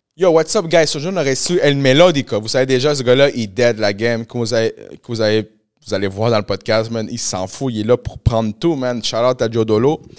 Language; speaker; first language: French; early bilingual, other home language; Spanish